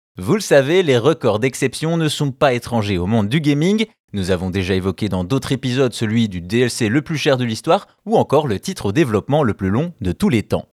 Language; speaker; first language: French; native; French